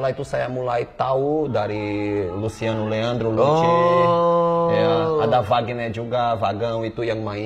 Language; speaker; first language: Indonesian; non-native, fluent; Portuguese